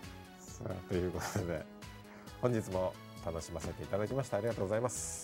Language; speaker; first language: Japanese; native; Japanese